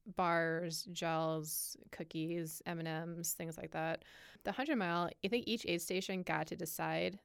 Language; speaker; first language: English; native; English